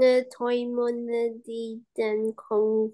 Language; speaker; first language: Vietnamese; early bilingual, heritage; Vietnamese